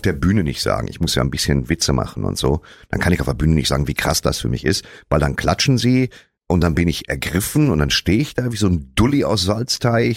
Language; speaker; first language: German; native; German